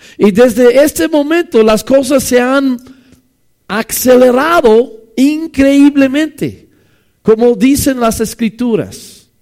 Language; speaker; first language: Spanish; non-native, fluent; English